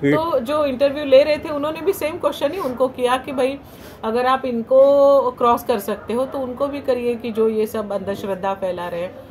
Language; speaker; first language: Hindi; non-native, local second language; Marathi